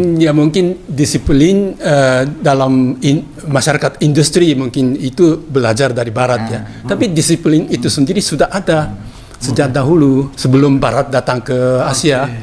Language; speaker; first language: Indonesian; non-native, fluent; Japanese